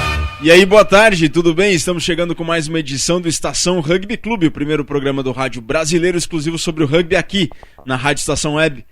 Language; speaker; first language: Portuguese; native; Portuguese